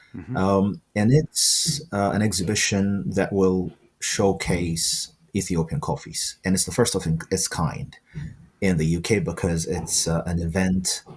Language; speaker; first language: English; non-native, fluent; Amharic